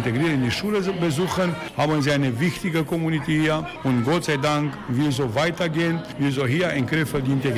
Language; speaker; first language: German; non-native, learner; Romanian